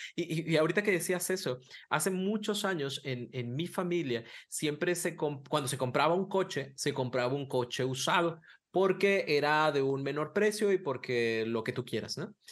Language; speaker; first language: Spanish; native; Spanish